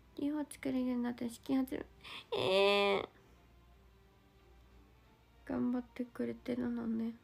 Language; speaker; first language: Japanese; native; Japanese